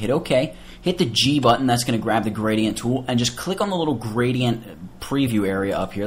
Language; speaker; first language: English; native; English